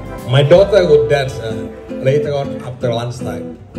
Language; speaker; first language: English; non-native, fluent; Indonesian